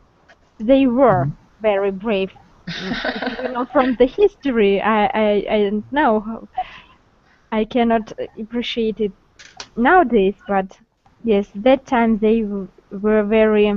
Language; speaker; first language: English; non-native, learner; Russian